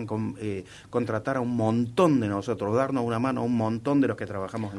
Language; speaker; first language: Spanish; native; Spanish